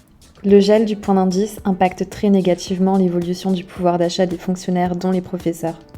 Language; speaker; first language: French; native; French